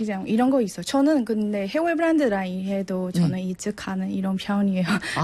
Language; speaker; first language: Korean; non-native, learner; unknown